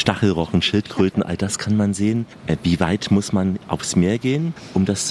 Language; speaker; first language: German; native; German